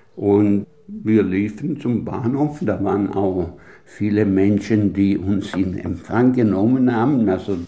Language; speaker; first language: German; non-native, fluent; Italian